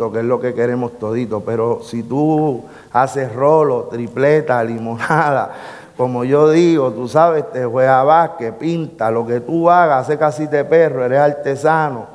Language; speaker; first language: Spanish; native; Spanish